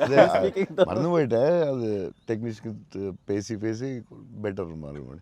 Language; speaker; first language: Tamil; non-native, local second language; Telugu